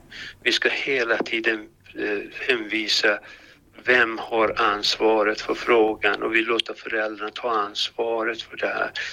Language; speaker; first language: Swedish; non-native, fluent; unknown